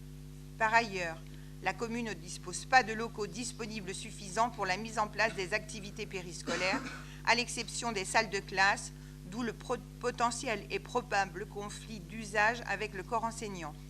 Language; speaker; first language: French; native; French